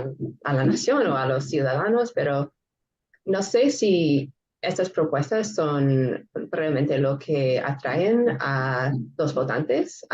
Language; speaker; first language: Spanish; non-native, fluent; English